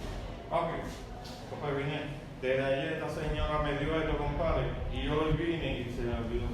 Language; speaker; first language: Spanish; native; Spanish